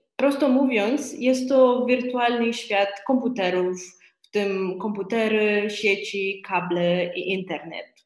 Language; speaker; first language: Polish; non-native, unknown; Romanian